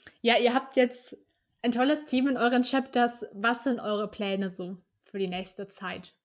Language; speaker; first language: German; native; German